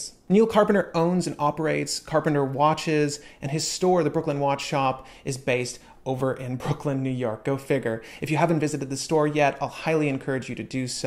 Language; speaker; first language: English; native; English